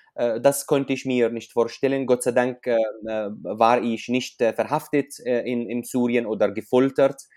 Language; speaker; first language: German; non-native, fluent; Arabic